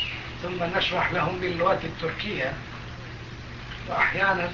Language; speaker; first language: Arabic; non-native, fluent; Turkish